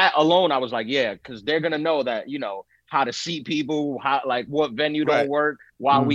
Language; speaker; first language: English; early bilingual, other home language; Spanish